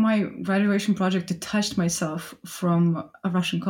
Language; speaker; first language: English; non-native, fluent; Russian